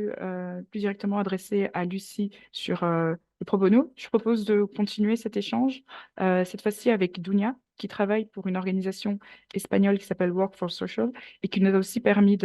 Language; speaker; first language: French; native; French